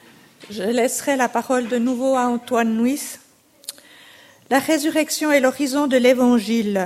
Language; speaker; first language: French; native; French